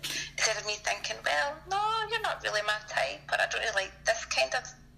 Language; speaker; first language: English; native; English